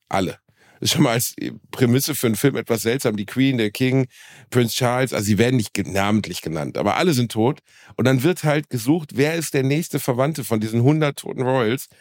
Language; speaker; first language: German; native; German